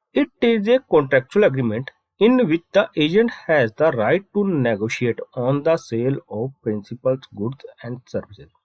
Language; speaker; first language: English; non-native, local second language; Punjabi